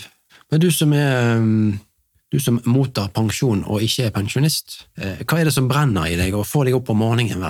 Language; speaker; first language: Norwegian; native; Norwegian